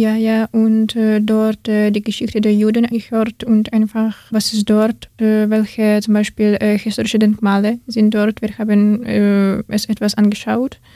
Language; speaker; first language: German; non-native, fluent; Ukrainian